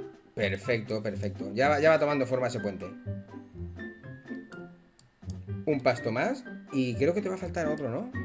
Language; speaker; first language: Spanish; native; Spanish